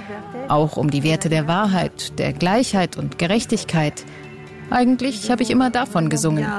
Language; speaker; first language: German; non-native, fluent; Greek